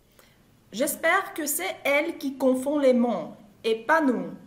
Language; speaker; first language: French; non-native, fluent; Russian